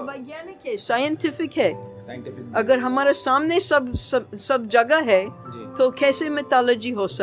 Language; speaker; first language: Hindi; non-native, fluent; English